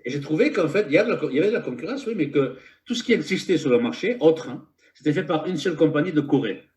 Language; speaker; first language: French; native; French